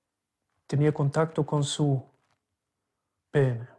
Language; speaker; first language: Spanish; non-native, local second language; German